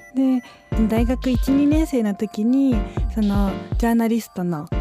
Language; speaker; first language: Japanese; native; Japanese